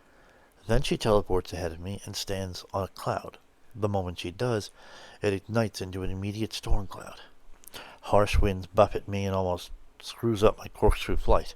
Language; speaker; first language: English; native; English